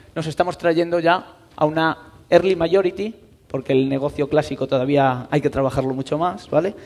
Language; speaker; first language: Spanish; native; Spanish